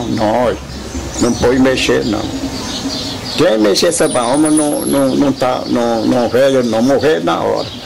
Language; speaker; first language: Portuguese; non-native, local second language; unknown